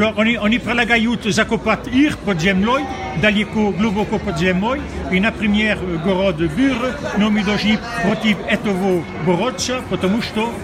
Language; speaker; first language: Russian; non-native, fluent; French